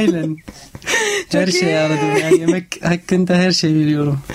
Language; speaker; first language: Turkish; non-native, learner; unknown